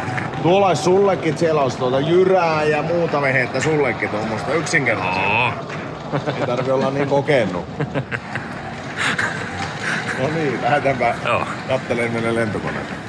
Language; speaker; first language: Finnish; native; Finnish